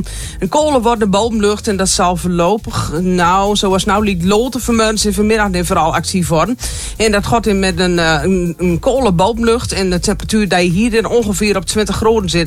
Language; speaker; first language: Dutch; native; Dutch